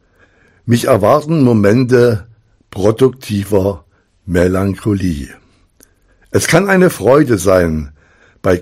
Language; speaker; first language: German; native; German